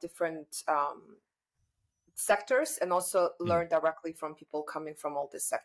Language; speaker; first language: English; non-native, fluent; Chinese